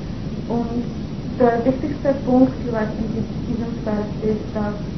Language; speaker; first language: German; non-native, fluent; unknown